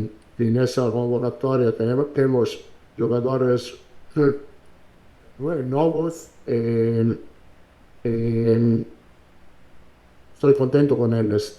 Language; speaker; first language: Portuguese; non-native, learner; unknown